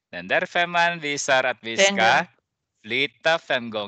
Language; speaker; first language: Swedish; non-native, fluent; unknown